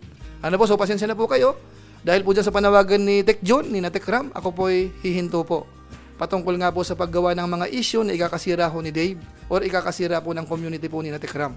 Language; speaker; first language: Filipino; native; Filipino